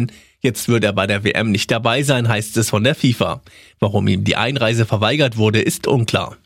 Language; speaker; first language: German; native; German